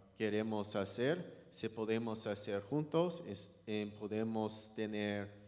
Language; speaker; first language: Spanish; non-native, learner; English